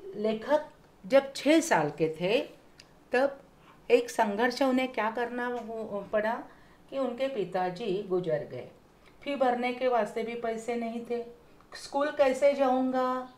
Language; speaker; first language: Hindi; non-native, local second language; Marathi